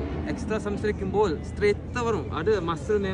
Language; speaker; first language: Malayalam; non-native, learner; Chinese